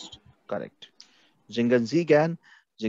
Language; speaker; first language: German; non-native, fluent; Hindi